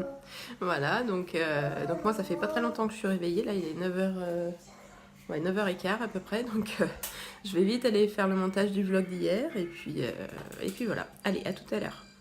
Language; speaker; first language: French; native; French